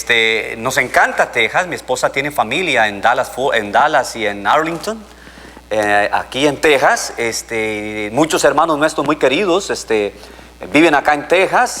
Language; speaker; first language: Spanish; native; Spanish